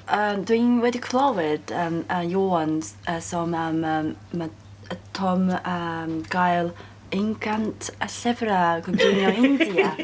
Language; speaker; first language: Welsh; non-native, learner; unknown